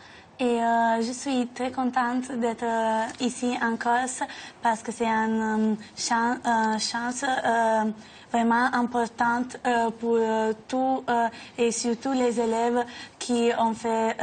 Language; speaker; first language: French; non-native, learner; Italian